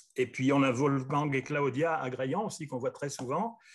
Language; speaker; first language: French; native; French